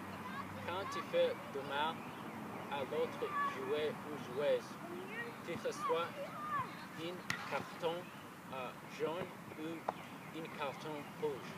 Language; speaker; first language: French; non-native, learner; English